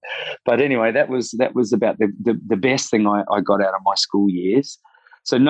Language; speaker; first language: English; native; English